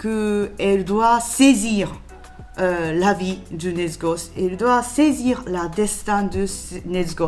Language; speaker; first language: French; non-native, learner; Japanese